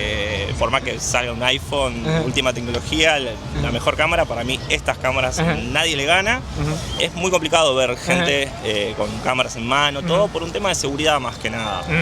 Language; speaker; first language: Spanish; native; Spanish